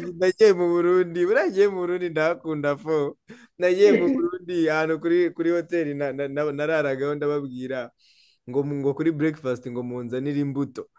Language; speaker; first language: Kinyarwanda; native; Kinyarwanda